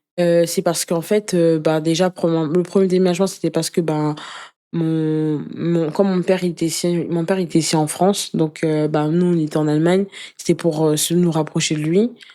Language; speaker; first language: French; early bilingual, other home language; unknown